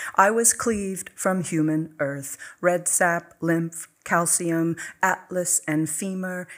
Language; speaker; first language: English; native; English